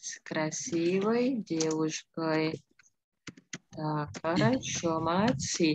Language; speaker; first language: Russian; non-native, fluent; Indonesian